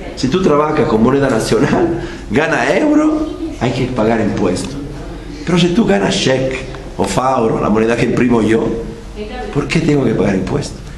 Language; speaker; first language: Spanish; non-native, fluent; Italian